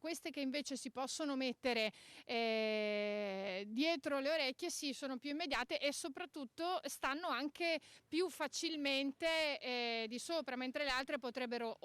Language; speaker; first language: Italian; native; Italian